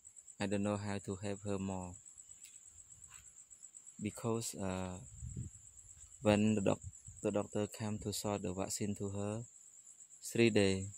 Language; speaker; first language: English; non-native, learner; Khmer